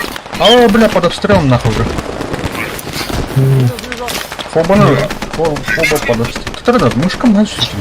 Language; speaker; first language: Russian; non-native, local second language; Yakut